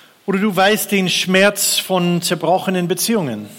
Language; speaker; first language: German; non-native, fluent; English